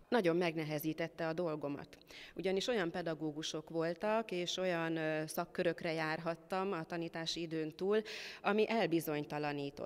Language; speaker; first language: Hungarian; native; Hungarian